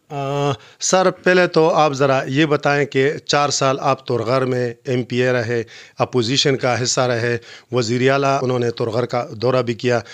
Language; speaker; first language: Urdu; non-native, local second language; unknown